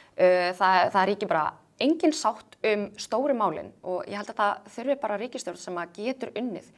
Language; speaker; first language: Icelandic; early bilingual, other home language; Kurdish